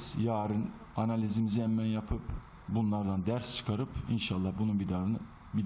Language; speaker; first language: Turkish; native; Turkish